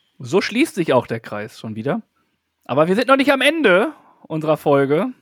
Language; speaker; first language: German; native; German